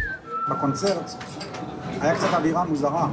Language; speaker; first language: Hebrew; native; Hebrew